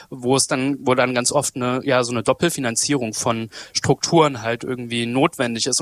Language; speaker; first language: German; native; German